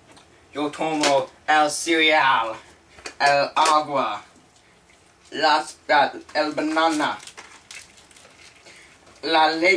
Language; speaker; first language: Spanish; non-native, learner; English